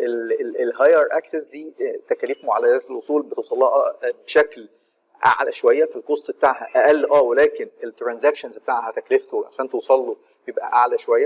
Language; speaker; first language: Arabic; native; Arabic